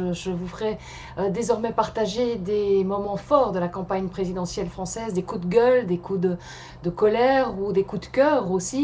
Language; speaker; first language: French; native; French